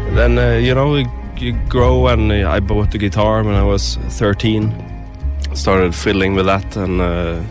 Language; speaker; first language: English; non-native, fluent; Norwegian